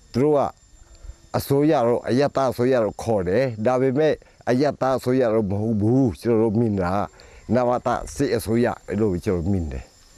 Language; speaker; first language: Burmese; non-native, local second language; Pa'o Karen